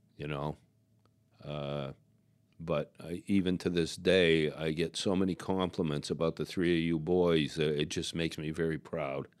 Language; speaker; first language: English; native; English